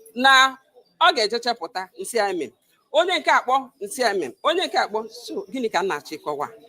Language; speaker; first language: Igbo; native; Igbo